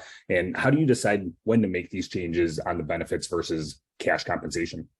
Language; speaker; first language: English; native; English